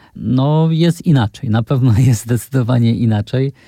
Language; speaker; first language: Polish; native; Polish